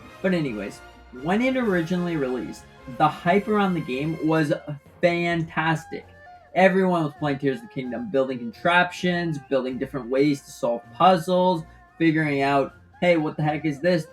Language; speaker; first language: English; native; English